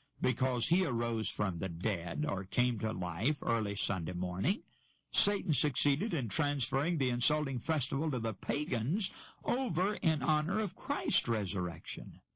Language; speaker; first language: English; native; English